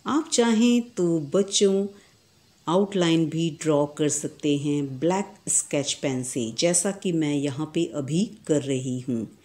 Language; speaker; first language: Hindi; native; Hindi